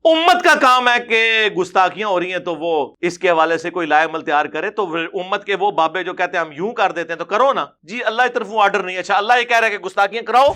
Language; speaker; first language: Urdu; non-native, local second language; Punjabi